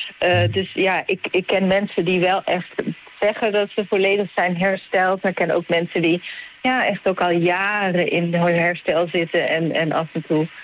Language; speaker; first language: Dutch; native; Dutch